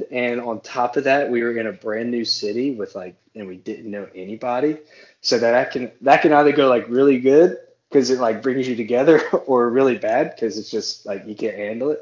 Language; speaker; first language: English; native; English